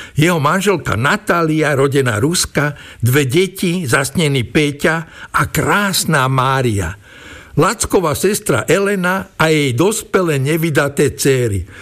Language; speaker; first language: Slovak; native; Slovak